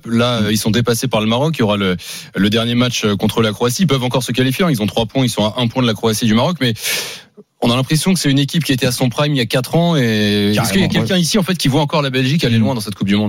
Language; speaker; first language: French; native; French